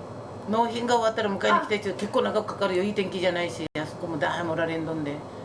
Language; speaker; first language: Japanese; native; Japanese